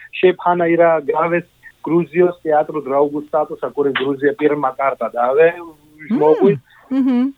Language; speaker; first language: Lithuanian; non-native, fluent; Georgian